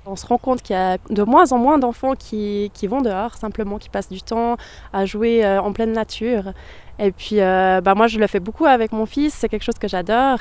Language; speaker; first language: French; native; French